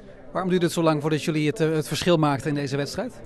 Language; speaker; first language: Dutch; native; Dutch